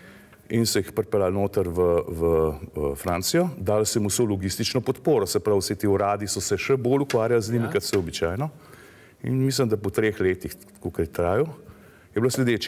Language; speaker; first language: Slovenian; native; Slovenian